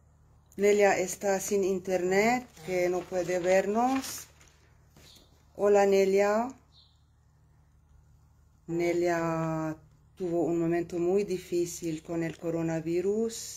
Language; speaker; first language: Spanish; non-native, fluent; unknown